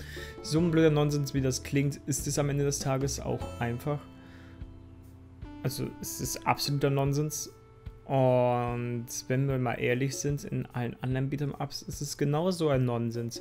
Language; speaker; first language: German; native; German